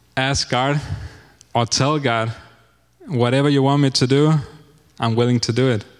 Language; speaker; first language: English; non-native, fluent; Danish